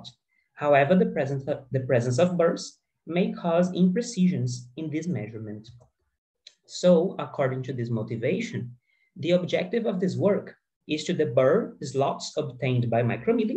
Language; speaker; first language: English; non-native, fluent; Portuguese